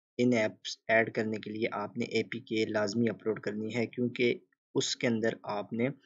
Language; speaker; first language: Urdu; native; Urdu